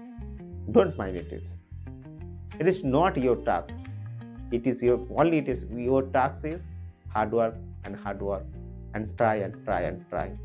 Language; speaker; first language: English; non-native, learner; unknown